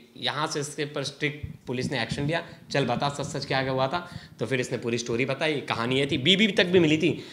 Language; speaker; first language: Hindi; native; Hindi